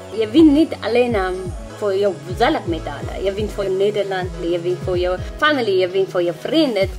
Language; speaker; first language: Dutch; non-native, fluent; Oromo